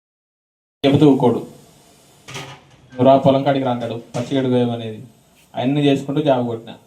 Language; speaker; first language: Telugu; native; Telugu